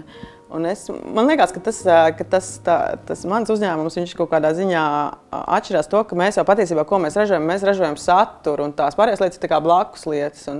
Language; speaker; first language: Latvian; native; Latvian